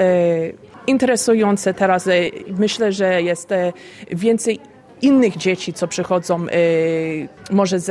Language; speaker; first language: Polish; early bilingual, heritage; Polish